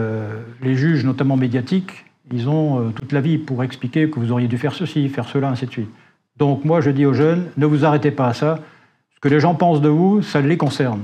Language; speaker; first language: French; native; French